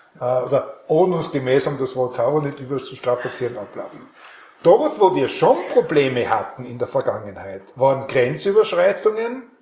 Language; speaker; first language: German; native; German